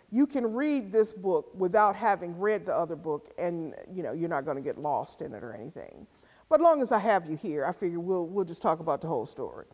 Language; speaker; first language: English; native; English